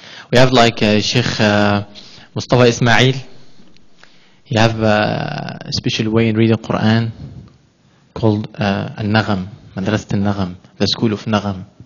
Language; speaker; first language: English; non-native, learner; Arabic